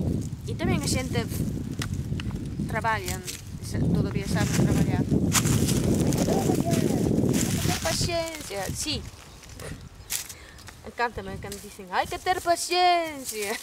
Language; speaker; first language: Galician; non-native, learner; Dutch